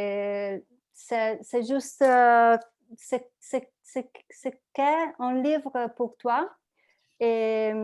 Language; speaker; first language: French; non-native, learner; Italian